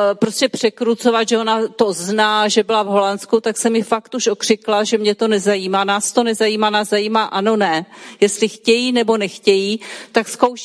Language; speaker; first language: Czech; native; Czech